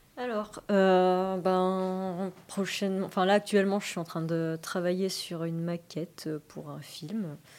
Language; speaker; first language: French; native; French